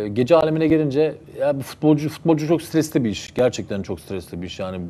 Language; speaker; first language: Turkish; early bilingual, heritage; Turkish